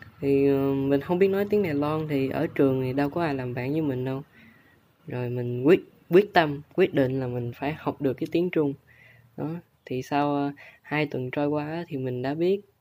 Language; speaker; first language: Vietnamese; native; Vietnamese